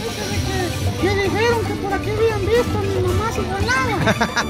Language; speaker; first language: Spanish; native; Spanish